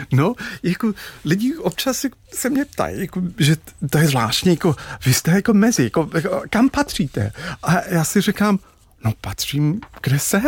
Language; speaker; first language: Czech; non-native, fluent; English